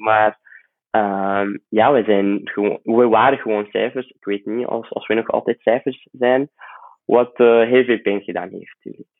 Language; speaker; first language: Dutch; non-native, fluent; Arabic